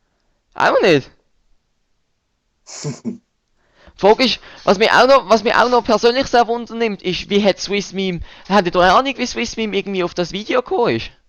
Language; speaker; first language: German; native; German